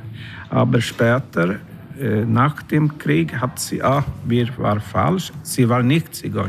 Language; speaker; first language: German; non-native, learner; Swedish